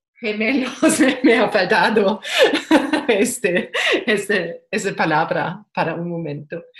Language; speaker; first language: Spanish; non-native, learner; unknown